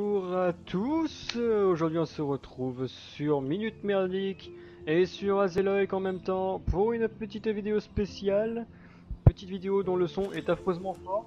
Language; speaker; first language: French; native; French